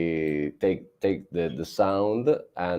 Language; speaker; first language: English; non-native, learner; Italian